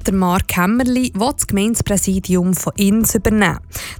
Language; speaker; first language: German; native; German